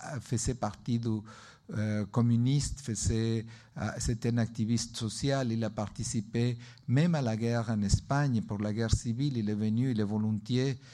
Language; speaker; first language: French; non-native, learner; Spanish